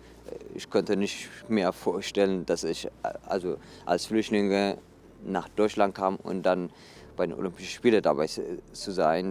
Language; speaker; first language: German; non-native, fluent; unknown